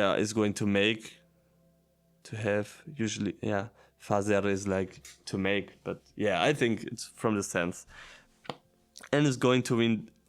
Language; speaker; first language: English; non-native, fluent; German